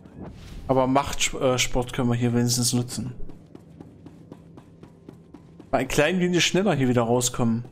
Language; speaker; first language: German; native; German